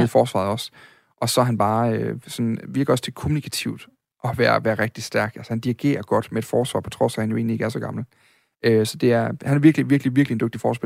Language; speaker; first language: Danish; native; Danish